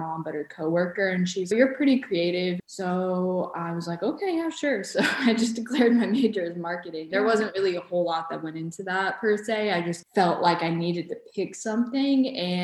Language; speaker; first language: English; early bilingual, other home language; Bosnian